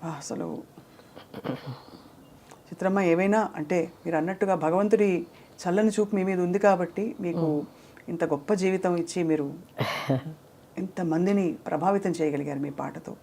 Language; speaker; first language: Telugu; native; Telugu